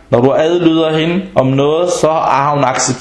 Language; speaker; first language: Danish; early bilingual, other home language; Arabic